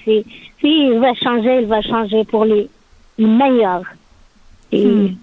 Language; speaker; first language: French; non-native, learner; Arabic